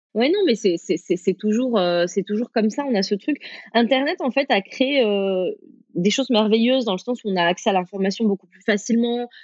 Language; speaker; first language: French; early bilingual, other home language; Arabic